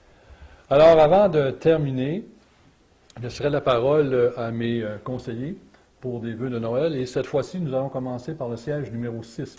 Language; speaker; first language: French; native; French